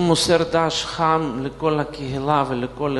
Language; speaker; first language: Hebrew; non-native, fluent; Russian